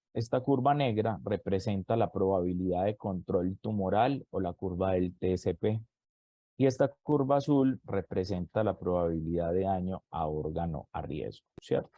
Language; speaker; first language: Spanish; native; Spanish